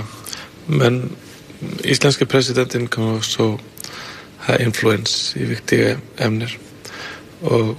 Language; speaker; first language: Danish; non-native, fluent; Icelandic